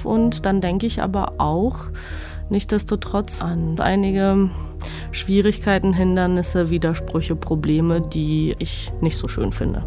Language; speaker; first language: German; non-native, fluent; Georgian